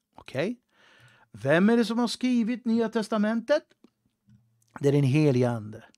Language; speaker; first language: Swedish; native; Swedish